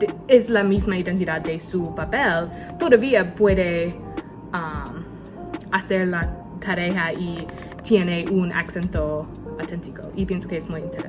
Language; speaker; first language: Spanish; non-native, learner; English